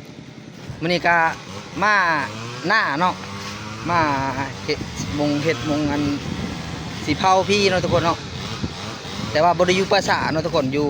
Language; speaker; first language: Thai; non-native, local second language; Lao